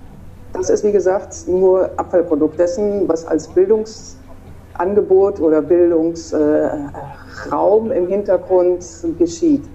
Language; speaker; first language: German; native; German